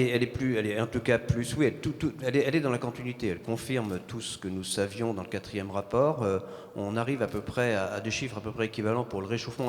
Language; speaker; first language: French; native; French